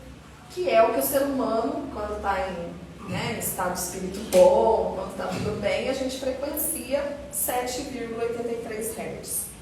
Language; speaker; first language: Portuguese; native; Portuguese